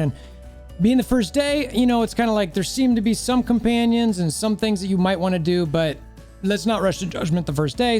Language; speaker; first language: English; native; English